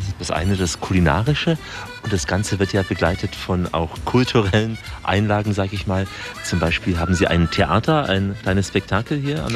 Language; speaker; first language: German; native; German